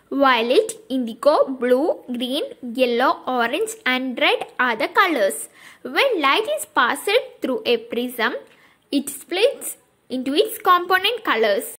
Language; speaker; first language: English; non-native, local second language; Malayalam